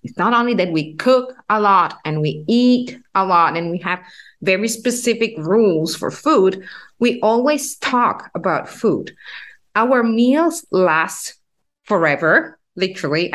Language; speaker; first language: English; non-native, fluent; Italian